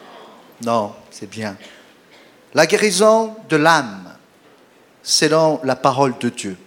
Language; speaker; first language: French; non-native, fluent; Portuguese